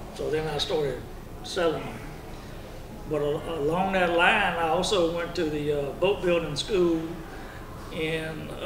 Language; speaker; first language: English; native; English